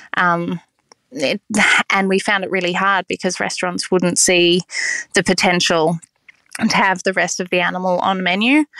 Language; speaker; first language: English; native; English